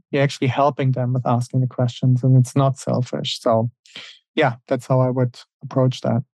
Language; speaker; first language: English; non-native, fluent; German